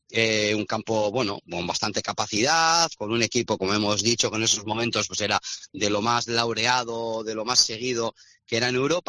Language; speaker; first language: Spanish; native; Spanish